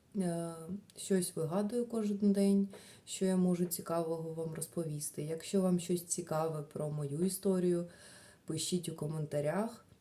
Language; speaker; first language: Ukrainian; non-native, local second language; Russian